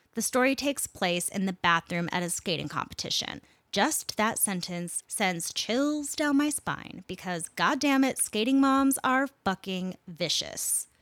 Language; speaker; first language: English; native; English